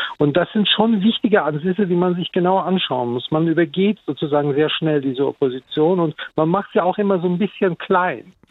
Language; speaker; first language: German; early bilingual, other home language; Turkish